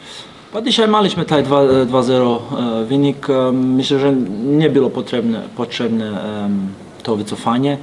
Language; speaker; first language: Polish; non-native, learner; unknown